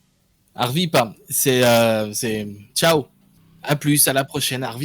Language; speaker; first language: French; native; French